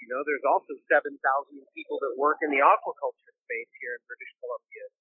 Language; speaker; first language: English; native; English